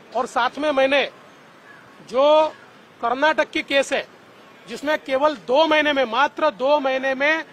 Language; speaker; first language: Hindi; non-native, local second language; Marathi